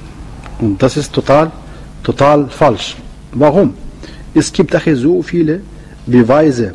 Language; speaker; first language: German; non-native, learner; Arabic